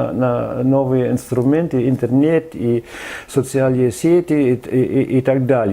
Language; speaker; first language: Russian; non-native, fluent; German